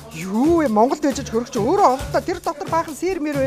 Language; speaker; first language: Mongolian; native; Mongolian